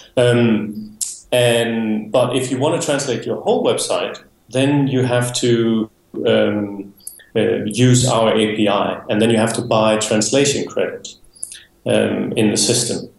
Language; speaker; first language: English; non-native, fluent; Danish